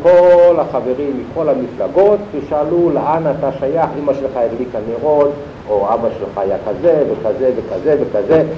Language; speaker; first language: Hebrew; non-native, fluent; German